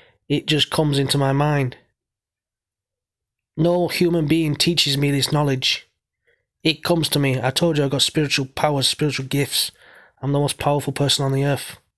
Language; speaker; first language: English; native; English